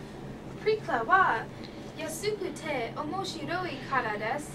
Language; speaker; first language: Japanese; non-native, learner; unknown